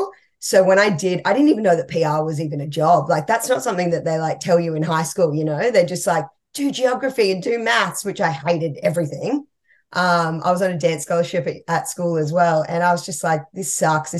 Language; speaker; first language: English; native; English